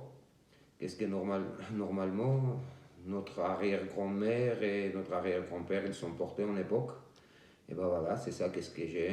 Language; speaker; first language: French; non-native, fluent; Georgian